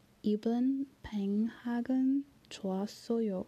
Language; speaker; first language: Korean; non-native, learner; English